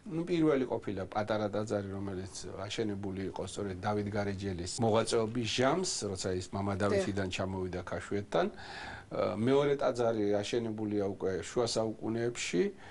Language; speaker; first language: Georgian; native; Georgian